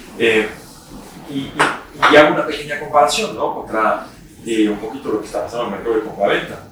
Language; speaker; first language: Spanish; non-native, fluent; French